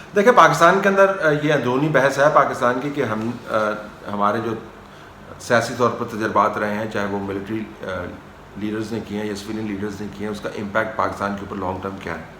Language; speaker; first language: Urdu; native; Urdu